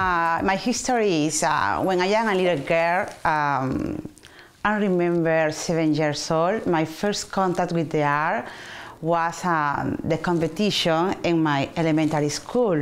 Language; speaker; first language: English; non-native, learner; Spanish